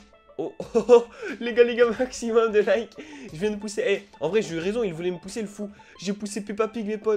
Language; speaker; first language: French; native; French